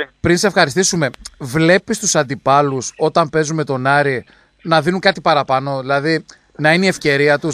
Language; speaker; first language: Greek; native; Greek